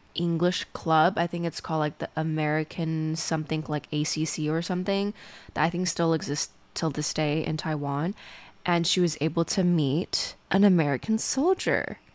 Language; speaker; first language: English; native; English